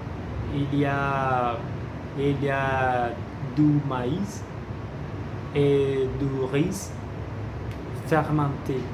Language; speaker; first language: French; non-native, learner; Spanish